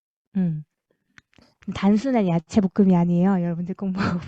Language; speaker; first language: Korean; early bilingual, heritage; Korean